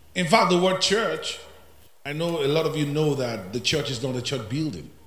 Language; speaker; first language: English; non-native, local second language; Yoruba